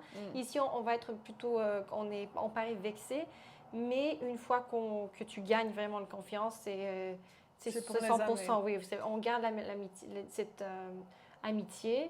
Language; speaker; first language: French; non-native, fluent; Bulgarian